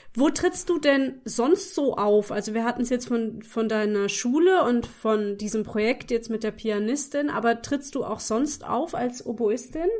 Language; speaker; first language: German; native; German